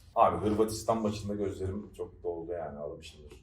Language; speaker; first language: Turkish; native; Turkish